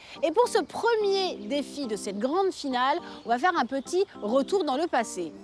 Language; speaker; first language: French; native; French